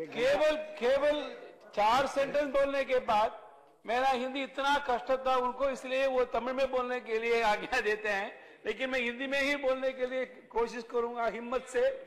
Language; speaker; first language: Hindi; non-native, local second language; Tamil